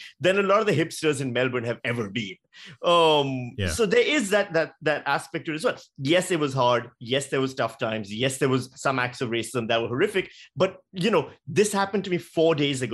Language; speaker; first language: English; non-native, local second language; Urdu